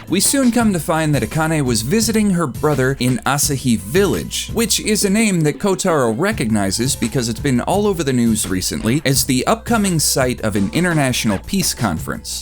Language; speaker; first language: English; native; English